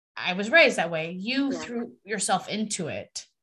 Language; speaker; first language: English; native; English